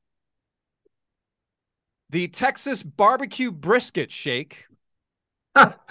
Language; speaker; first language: English; native; English